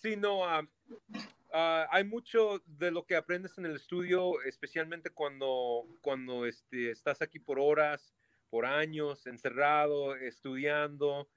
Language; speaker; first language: Spanish; early bilingual, heritage; Spanish